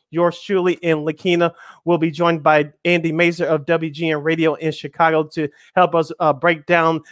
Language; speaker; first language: English; native; English